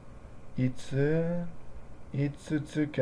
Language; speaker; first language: Japanese; non-native, learner; English